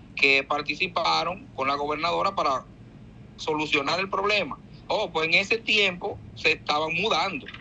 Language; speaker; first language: Spanish; native; Spanish